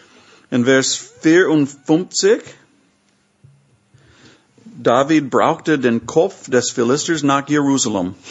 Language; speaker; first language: German; non-native, fluent; English